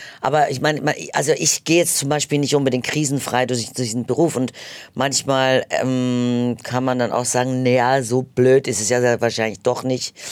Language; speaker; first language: German; native; German